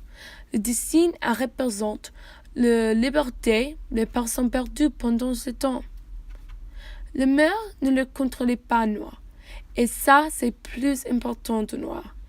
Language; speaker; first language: French; non-native, learner; English